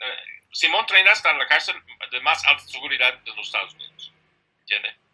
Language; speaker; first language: Spanish; non-native, fluent; English